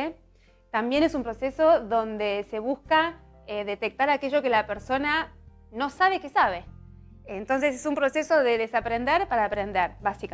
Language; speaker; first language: Spanish; native; Spanish